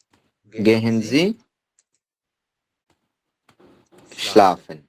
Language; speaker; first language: German; non-native, fluent; Bangla